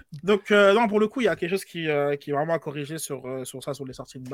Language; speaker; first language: French; native; French